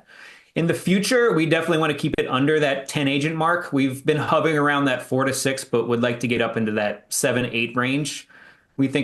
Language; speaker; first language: English; native; English